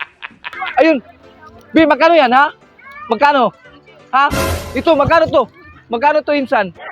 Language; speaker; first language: Filipino; non-native, local second language; Cebuano